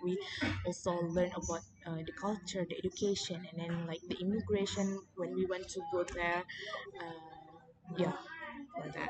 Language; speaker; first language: English; non-native, learner; Indonesian